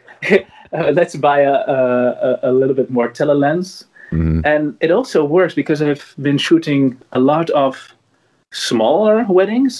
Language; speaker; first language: English; non-native, fluent; Dutch